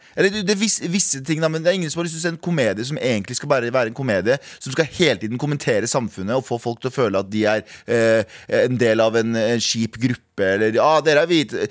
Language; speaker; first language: Norwegian; early bilingual, other home language; Kurdish